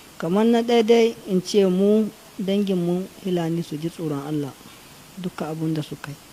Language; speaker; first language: Hausa; non-native, local second language; Fula